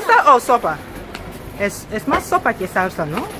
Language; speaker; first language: Spanish; non-native, fluent; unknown